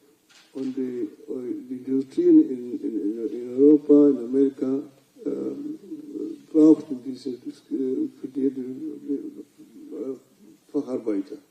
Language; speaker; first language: German; non-native, fluent; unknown